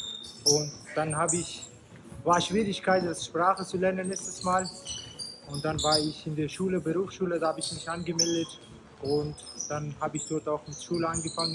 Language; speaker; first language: German; non-native, fluent; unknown